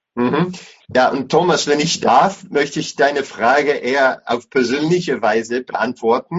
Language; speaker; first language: German; non-native, fluent; English